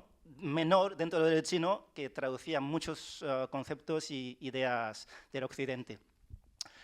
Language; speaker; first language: Spanish; early bilingual, other home language; Chinese